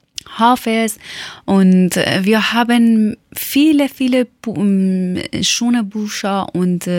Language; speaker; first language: German; non-native, learner; Persian